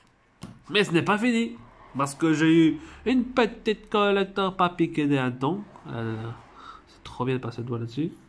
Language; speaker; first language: French; native; French